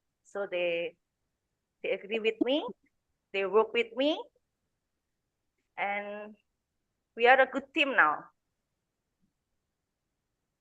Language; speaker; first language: English; non-native, learner; Indonesian